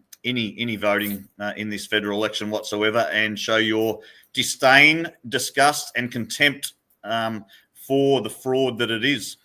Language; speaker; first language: English; native; English